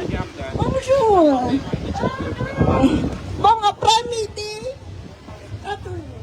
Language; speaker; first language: French; non-native, fluent; Khmer